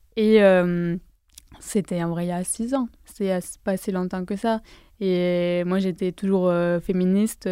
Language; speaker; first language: French; non-native, fluent; Spanish